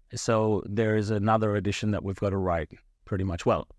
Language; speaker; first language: English; non-native, local second language; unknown